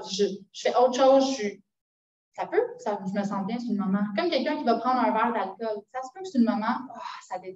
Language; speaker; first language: French; native; French